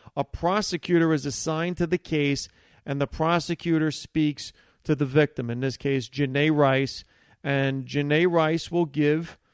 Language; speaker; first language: English; early bilingual, other home language; Italian